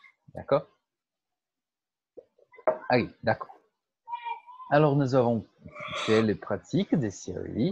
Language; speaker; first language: French; non-native, fluent; Portuguese